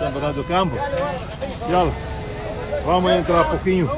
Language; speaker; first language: Portuguese; non-native, local second language; Arabic